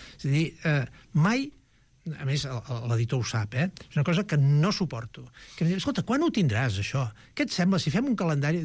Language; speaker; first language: Catalan; native; Catalan